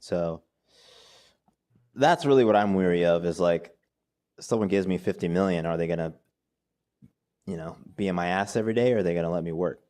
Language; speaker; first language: English; native; English